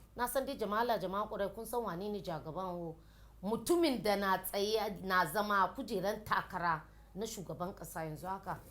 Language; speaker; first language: Hausa; non-native, local second language; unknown